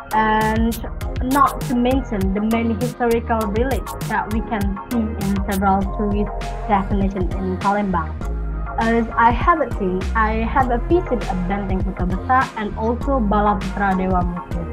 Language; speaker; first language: English; non-native, learner; Indonesian